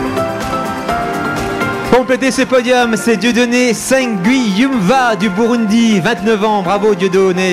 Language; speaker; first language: French; native; French